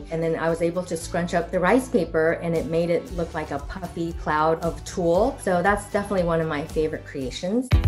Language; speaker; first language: English; native; English